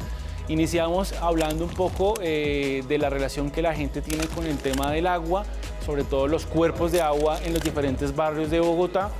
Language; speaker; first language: Spanish; native; Spanish